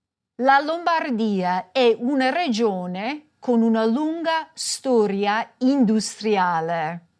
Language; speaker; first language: Italian; non-native, fluent; English